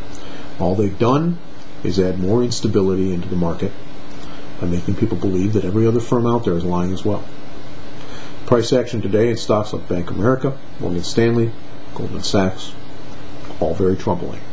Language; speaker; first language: English; native; English